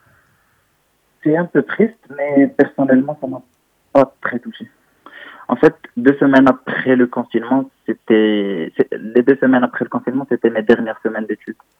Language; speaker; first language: French; non-native, local second language; Arabic